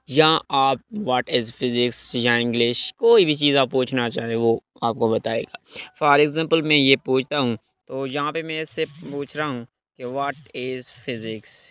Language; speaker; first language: Urdu; native; Urdu